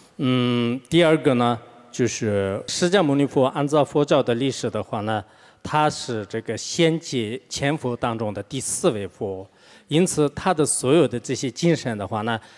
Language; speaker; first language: Chinese; non-native, local second language; Tibetan